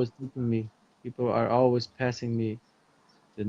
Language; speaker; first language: English; non-native, fluent; Portuguese